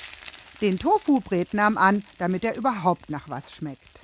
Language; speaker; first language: German; native; German